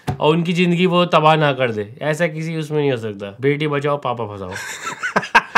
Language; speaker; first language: Hindi; native; Hindi